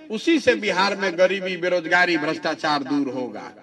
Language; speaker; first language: Hindi; native; Hindi